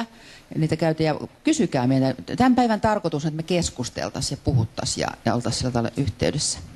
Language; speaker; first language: Finnish; native; Finnish